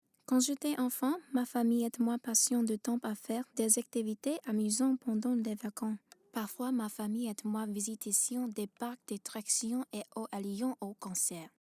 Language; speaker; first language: French; non-native, learner; English